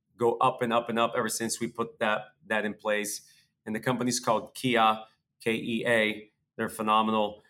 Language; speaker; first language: English; early bilingual, other home language; Portuguese